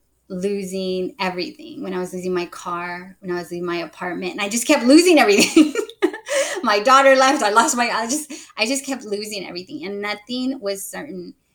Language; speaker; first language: English; early bilingual, other home language; Spanish